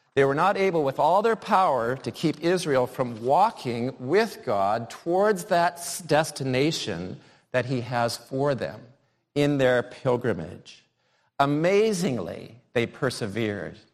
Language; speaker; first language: English; native; English